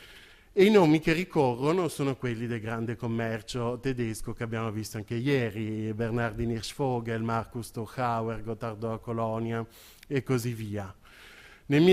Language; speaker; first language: Italian; native; Italian